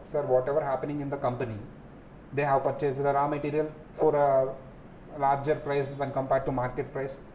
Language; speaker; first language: English; non-native, local second language; Telugu